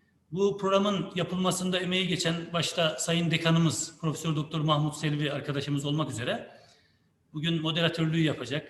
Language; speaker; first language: Turkish; native; Turkish